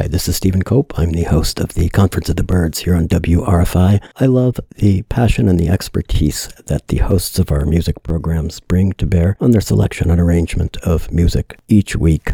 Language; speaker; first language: English; native; English